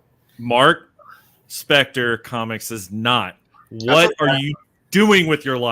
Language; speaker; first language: English; native; English